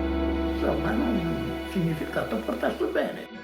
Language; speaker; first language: Italian; non-native, local second language; Sardinian